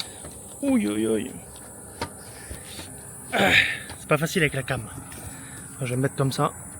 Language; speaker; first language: French; native; French